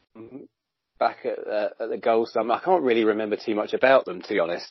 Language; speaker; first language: English; native; English